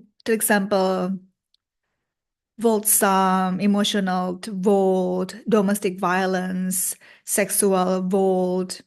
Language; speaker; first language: Swedish; non-native, learner; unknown